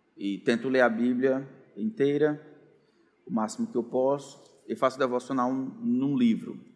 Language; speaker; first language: Portuguese; native; Portuguese